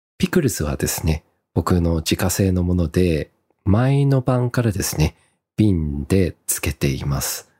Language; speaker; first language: Japanese; early bilingual, heritage; Japanese